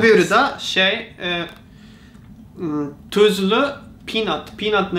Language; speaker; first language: Turkish; non-native, learner; Japanese